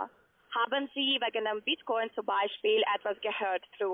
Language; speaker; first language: German; non-native, learner; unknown